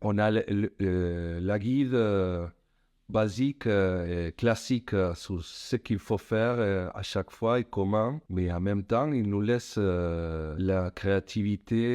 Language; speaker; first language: French; non-native, fluent; Spanish